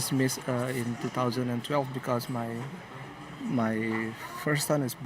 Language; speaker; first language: English; non-native, learner; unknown